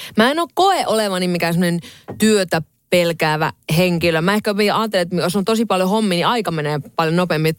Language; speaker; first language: Finnish; native; Finnish